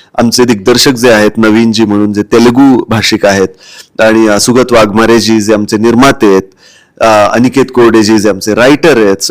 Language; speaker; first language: Marathi; native; Marathi